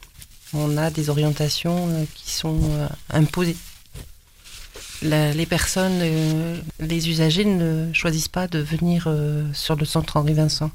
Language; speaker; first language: French; native; French